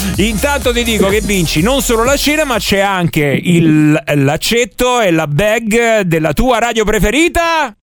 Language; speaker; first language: Italian; native; Italian